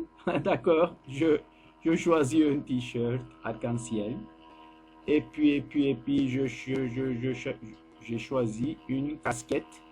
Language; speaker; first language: French; non-native, learner; Turkish